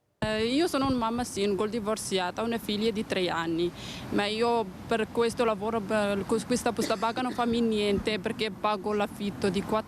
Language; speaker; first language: Italian; non-native, learner; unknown